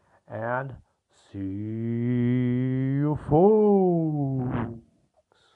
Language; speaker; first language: English; non-native, learner; Portuguese